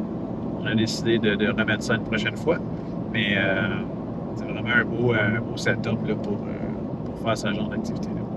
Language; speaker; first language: French; native; French